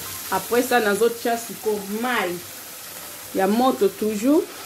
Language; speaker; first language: French; non-native, local second language; Lingala